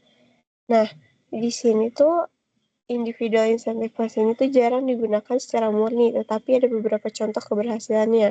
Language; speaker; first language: Indonesian; native; Indonesian